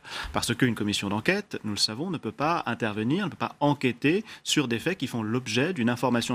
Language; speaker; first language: French; native; French